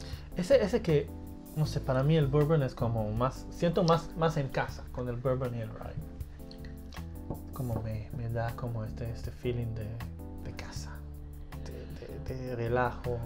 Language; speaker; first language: Spanish; early bilingual, heritage; Spanish